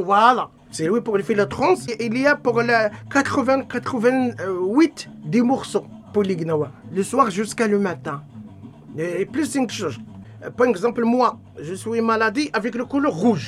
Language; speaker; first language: French; non-native, learner; Arabic